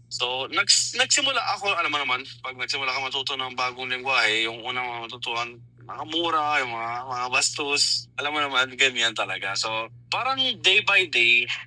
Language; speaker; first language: Filipino; non-native, fluent; Arabic